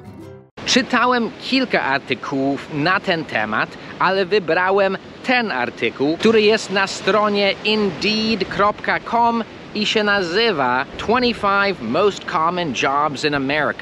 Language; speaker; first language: Polish; early bilingual, heritage; Polish